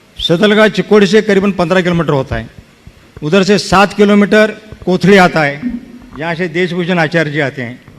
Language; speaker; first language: Hindi; non-native, local second language; Kannada